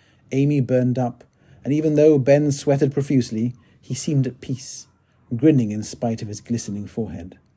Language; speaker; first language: English; native; English